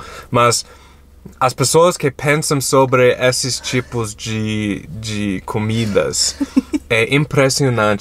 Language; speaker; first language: Portuguese; non-native, fluent; English